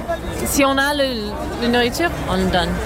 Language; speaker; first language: French; non-native, fluent; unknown